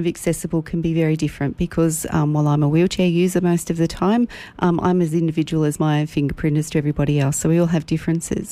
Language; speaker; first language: English; native; English